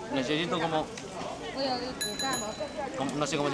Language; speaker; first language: Spanish; non-native, learner; Indonesian